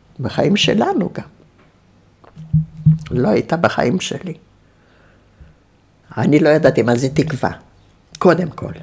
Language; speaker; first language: Hebrew; early bilingual, other home language; Yiddish